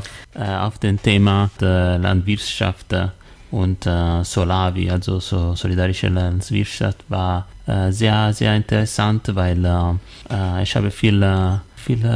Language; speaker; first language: German; non-native, learner; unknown